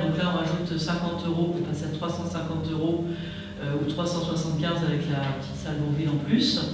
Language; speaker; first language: French; native; French